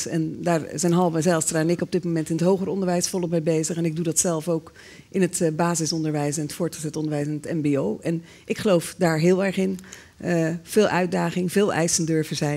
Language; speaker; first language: Dutch; native; Dutch